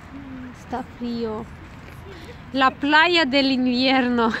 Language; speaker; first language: Spanish; non-native, fluent; Russian